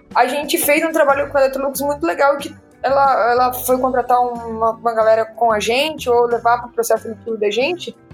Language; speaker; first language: Portuguese; native; Portuguese